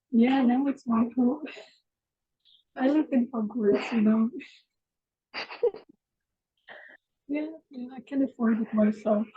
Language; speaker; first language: English; non-native, fluent; Russian